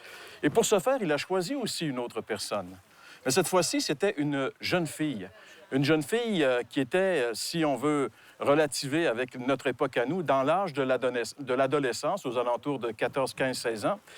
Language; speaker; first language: French; native; French